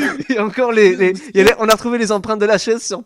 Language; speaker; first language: French; native; French